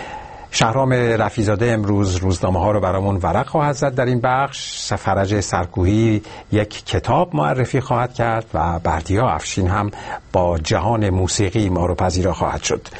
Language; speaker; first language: Persian; native; Persian